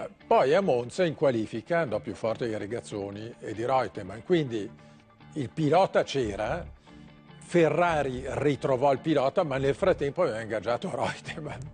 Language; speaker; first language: Italian; native; Italian